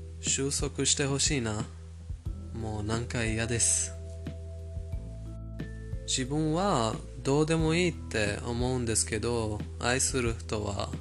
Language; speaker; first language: Japanese; non-native, fluent; Persian